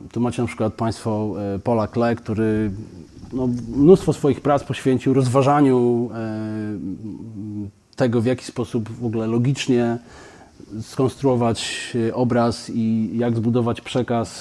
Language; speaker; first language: Polish; native; Polish